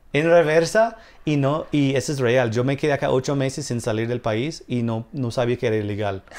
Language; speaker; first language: Spanish; non-native, fluent; English